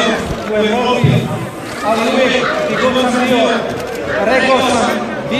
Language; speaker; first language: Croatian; non-native, local second language; Albanian